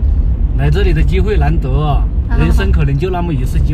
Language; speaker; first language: Chinese; native; Chinese